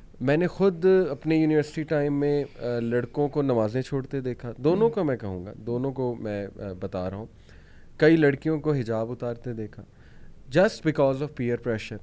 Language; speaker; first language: Urdu; native; Urdu